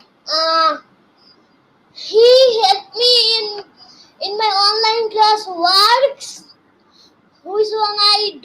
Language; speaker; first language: English; non-native, learner; Bangla